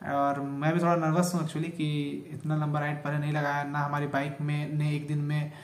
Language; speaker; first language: Hindi; native; Hindi